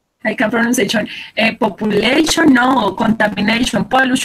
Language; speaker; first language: English; non-native, learner; Spanish